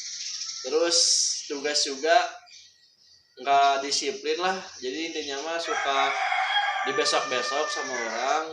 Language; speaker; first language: Indonesian; non-native, local second language; Sundanese